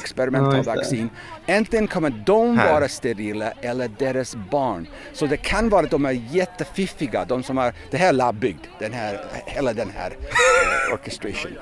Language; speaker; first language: Swedish; non-native, fluent; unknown